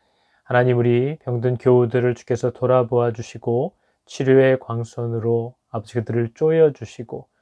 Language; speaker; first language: Korean; native; Korean